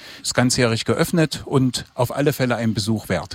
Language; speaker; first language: German; native; German